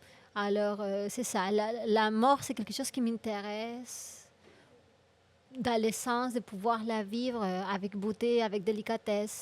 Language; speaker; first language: French; non-native, fluent; Spanish